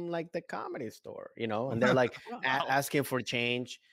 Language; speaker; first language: English; native; English